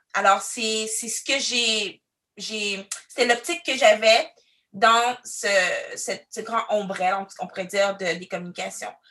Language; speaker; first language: French; early bilingual, other home language; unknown